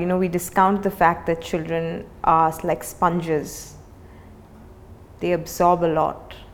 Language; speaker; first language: English; non-native, local second language; Hindi